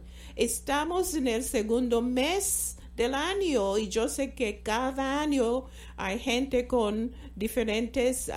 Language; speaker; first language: Spanish; non-native, fluent; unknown